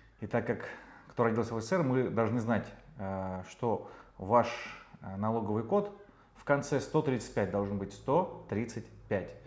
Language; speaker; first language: Russian; native; Russian